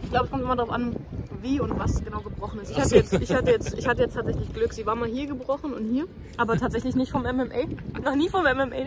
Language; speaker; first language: German; native; German